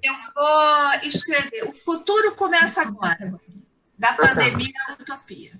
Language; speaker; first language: Portuguese; native; Portuguese